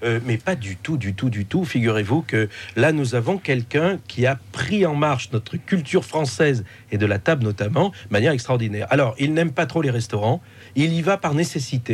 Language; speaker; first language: French; native; French